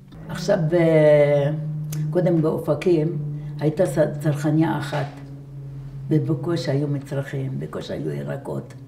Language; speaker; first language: Hebrew; non-native, fluent; Arabic